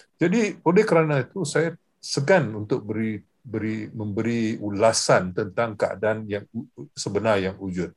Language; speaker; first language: Malay; non-native, local second language; English